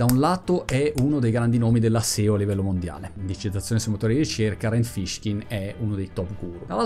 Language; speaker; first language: Italian; native; Italian